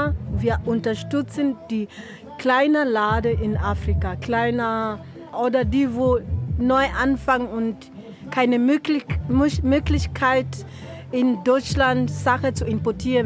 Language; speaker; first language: German; non-native, learner; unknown